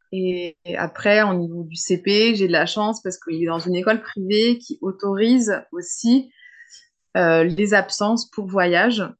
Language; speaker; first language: French; native; French